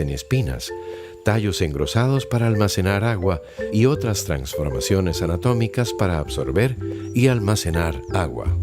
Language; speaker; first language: Spanish; native; Spanish